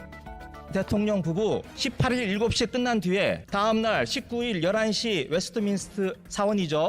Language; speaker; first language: Korean; native; Korean